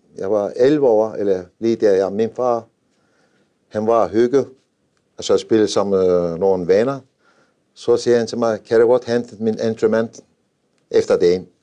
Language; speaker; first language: Danish; non-native, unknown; Turkish